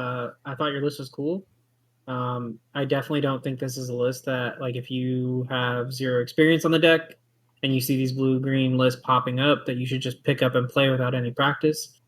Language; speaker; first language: English; native; English